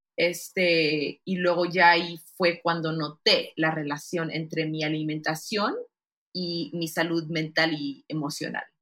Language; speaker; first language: Spanish; early bilingual, heritage; Spanish